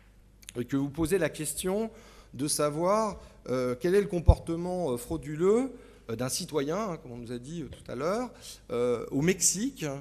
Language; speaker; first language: French; native; French